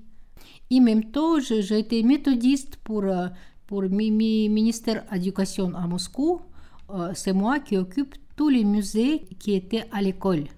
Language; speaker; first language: French; non-native, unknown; Russian